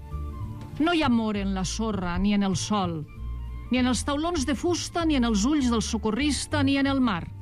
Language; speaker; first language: Catalan; native; Catalan